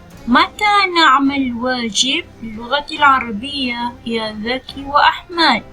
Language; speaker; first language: Arabic; non-native, fluent; Malay